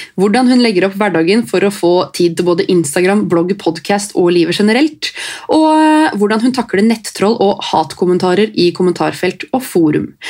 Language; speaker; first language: Norwegian; native; Norwegian